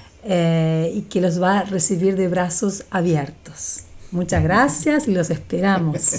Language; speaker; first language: Spanish; native; Spanish